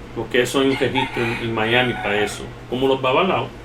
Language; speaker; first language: Spanish; early bilingual, heritage; Spanish